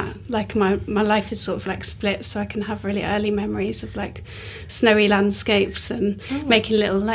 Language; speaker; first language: English; native; English